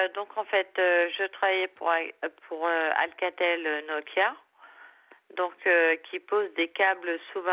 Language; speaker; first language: French; native; French